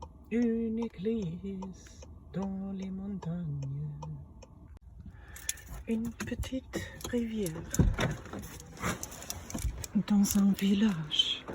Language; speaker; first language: French; non-native, fluent; German